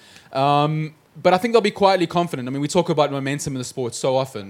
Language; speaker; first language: English; native; English